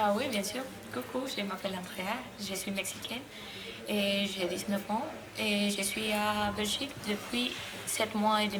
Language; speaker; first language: French; non-native, learner; Spanish